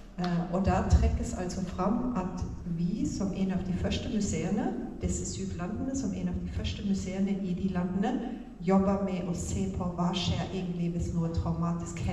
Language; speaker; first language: Norwegian; non-native, fluent; German